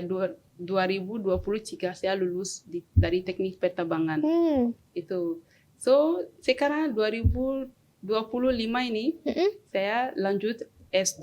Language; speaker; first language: Indonesian; non-native, learner; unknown